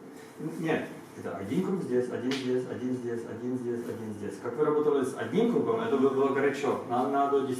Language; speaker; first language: Russian; non-native, learner; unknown